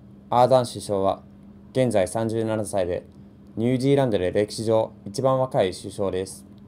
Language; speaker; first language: Japanese; non-native, fluent; English